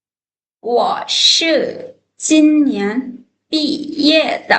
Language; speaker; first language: Chinese; non-native, fluent; Lao